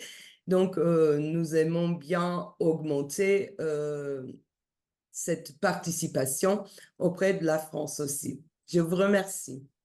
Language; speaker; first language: French; non-native, fluent; Turkish